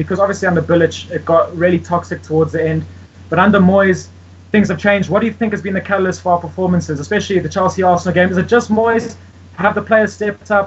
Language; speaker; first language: English; native; English